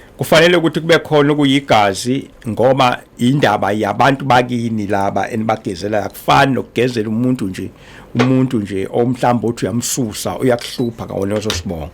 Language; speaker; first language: Zulu; native; Zulu